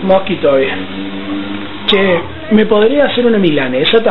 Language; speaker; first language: Spanish; native; Spanish